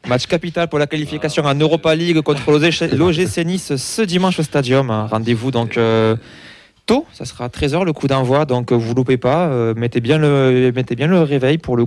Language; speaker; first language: French; native; French